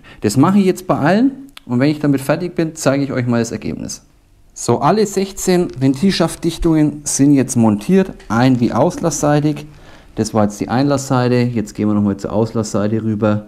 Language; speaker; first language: German; native; German